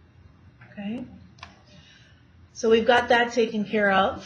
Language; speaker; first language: English; native; English